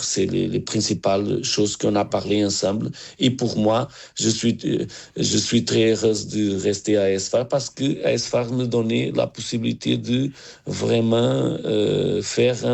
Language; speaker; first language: French; non-native, learner; Portuguese